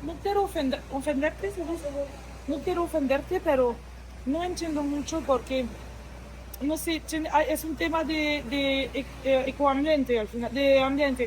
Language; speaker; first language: Spanish; non-native, learner; French